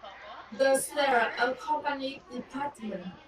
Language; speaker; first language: English; non-native, learner; Vietnamese